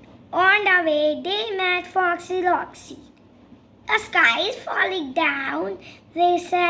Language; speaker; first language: English; non-native, learner; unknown